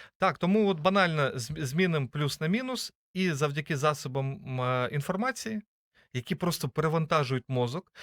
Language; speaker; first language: Ukrainian; native; Ukrainian